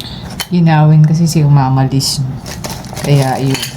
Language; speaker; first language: Filipino; native; Filipino